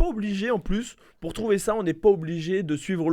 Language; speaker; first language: French; native; French